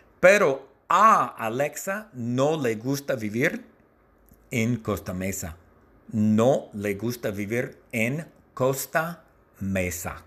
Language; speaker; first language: Spanish; non-native, learner; English